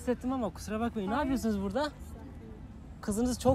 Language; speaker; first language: Turkish; native; Turkish